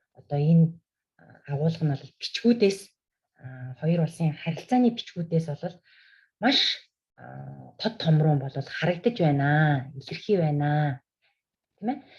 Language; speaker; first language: Mongolian; native; Mongolian